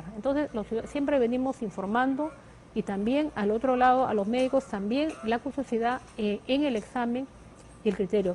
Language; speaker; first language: Spanish; native; Spanish